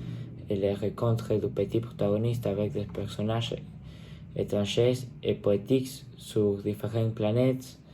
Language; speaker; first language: French; non-native, learner; Spanish